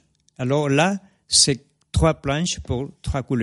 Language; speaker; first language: French; non-native, fluent; Spanish